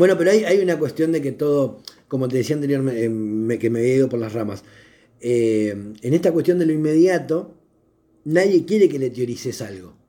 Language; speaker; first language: Spanish; native; Spanish